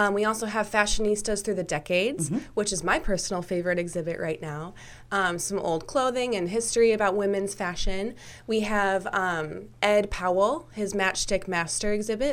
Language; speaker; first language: English; native; English